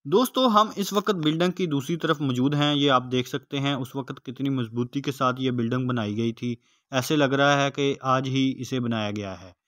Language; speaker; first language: Urdu; non-native, local second language; Punjabi